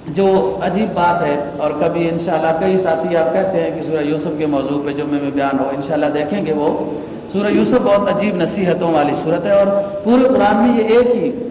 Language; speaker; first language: Urdu; native; Urdu